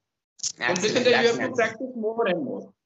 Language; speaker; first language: English; non-native, local second language; Hindi